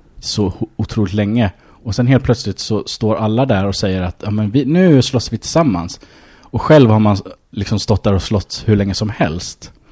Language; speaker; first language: Swedish; early bilingual, other home language; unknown